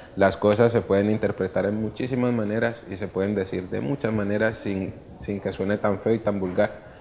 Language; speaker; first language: Spanish; early bilingual, other home language; Italian